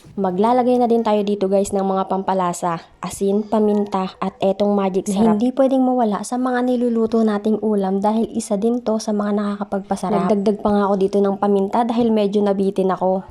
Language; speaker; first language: Filipino; non-native, local second language; Bikol